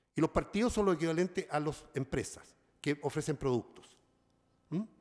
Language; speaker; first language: Spanish; native; Spanish